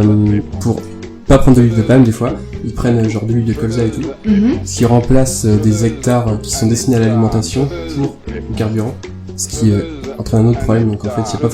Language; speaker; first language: French; native; French